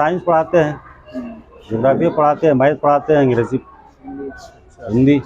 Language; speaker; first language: Hindi; native; Hindi